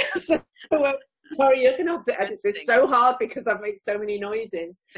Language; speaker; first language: English; native; English